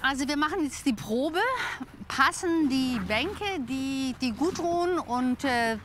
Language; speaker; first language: German; native; German